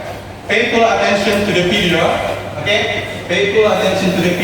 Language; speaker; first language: English; non-native, fluent; Indonesian